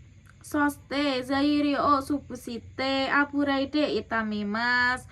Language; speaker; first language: Japanese; non-native, learner; Indonesian